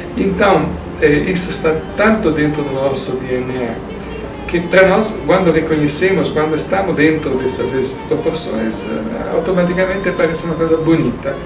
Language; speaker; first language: Portuguese; non-native, fluent; Italian